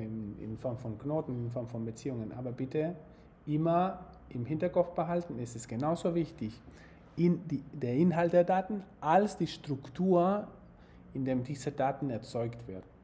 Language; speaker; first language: German; non-native, fluent; Spanish